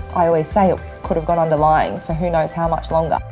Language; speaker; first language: English; native; English